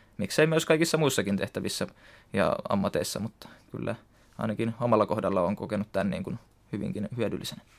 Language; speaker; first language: Finnish; native; Finnish